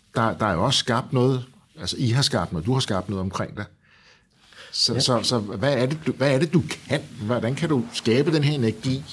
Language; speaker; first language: Danish; native; Danish